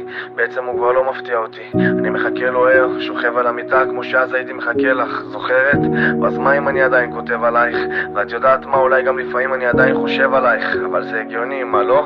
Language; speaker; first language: Hebrew; native; Hebrew